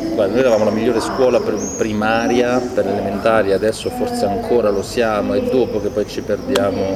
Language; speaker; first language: Italian; native; Italian